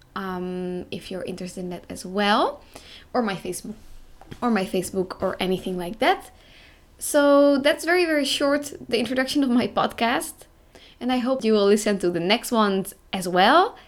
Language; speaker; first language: English; non-native, fluent; Dutch